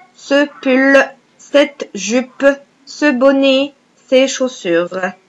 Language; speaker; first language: French; non-native, fluent; Arabic